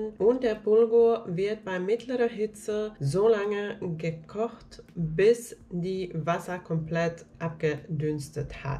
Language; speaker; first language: German; non-native, fluent; Finnish